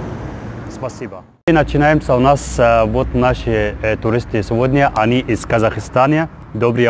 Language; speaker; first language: Russian; non-native, learner; Arabic